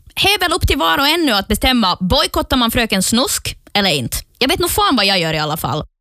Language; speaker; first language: Swedish; native; Swedish